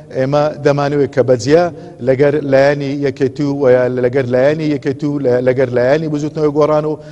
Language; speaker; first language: Central Kurdish; non-native, local second language; Azerbaijani